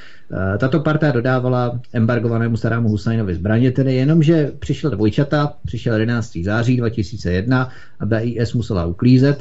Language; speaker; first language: Czech; native; Czech